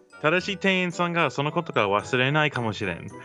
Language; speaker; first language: Japanese; non-native, learner; English